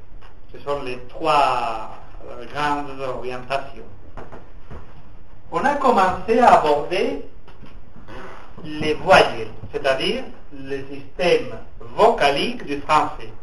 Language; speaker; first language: French; non-native, fluent; Spanish